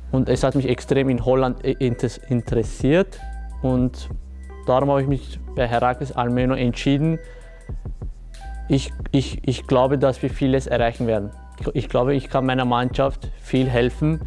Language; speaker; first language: German; early bilingual, other home language; Turkish